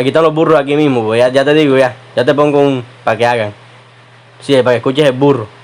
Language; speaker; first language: Spanish; native; Spanish